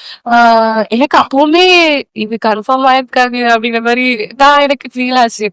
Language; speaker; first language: Tamil; non-native, local second language; Malayalam